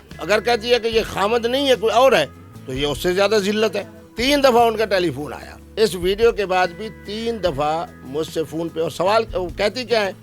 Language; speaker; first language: Urdu; non-native, local second language; Saraiki